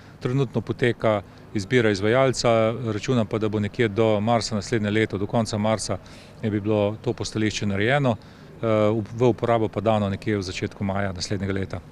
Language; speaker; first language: Slovenian; native; Slovenian